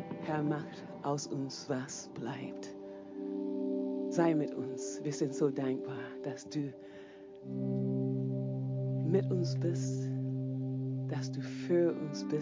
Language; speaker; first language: German; non-native, fluent; English